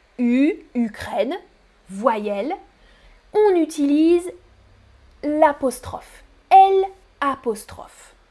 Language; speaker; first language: French; native; French